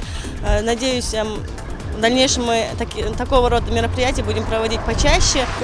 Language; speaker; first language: Russian; non-native, local second language; Chechen